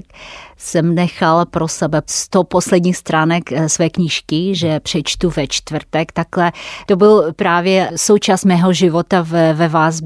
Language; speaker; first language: Czech; non-native, fluent; Russian